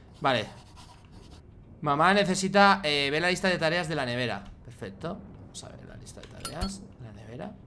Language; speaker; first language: Spanish; native; Spanish